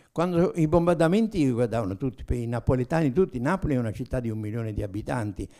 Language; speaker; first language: Italian; native; Italian